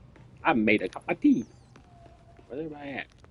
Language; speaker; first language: English; native; English